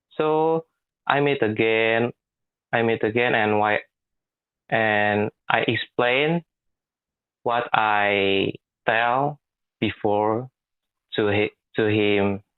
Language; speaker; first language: English; non-native, learner; Indonesian